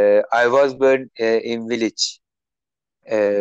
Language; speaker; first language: English; non-native, learner; Turkish